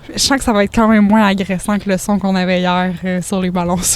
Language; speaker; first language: French; native; French